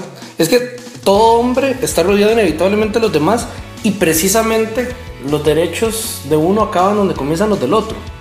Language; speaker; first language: Spanish; native; Spanish